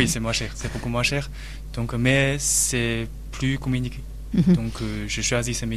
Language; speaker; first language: French; non-native, learner; Chinese